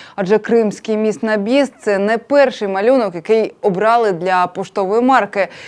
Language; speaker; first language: Ukrainian; native; Ukrainian